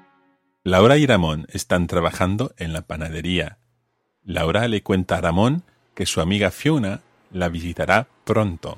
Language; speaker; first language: Spanish; non-native, fluent; English